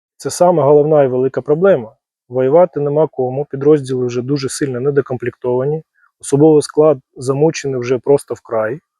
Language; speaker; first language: Ukrainian; non-native, local second language; Russian